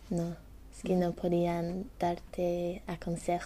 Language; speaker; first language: Spanish; non-native, learner; English